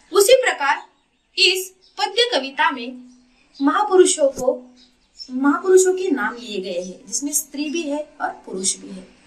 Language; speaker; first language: Hindi; non-native, local second language; Marathi